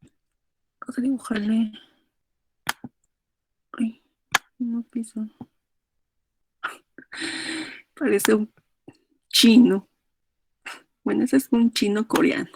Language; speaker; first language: Spanish; native; Spanish